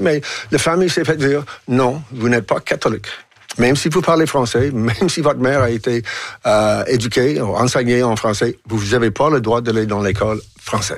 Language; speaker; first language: French; non-native, fluent; English